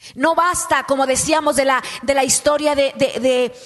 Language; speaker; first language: Spanish; native; Spanish